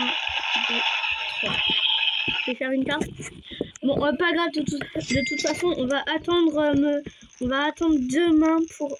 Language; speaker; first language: French; native; French